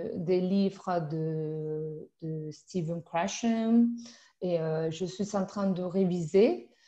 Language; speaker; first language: French; non-native, fluent; Spanish